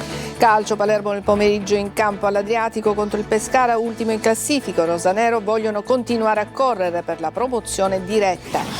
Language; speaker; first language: Italian; native; Italian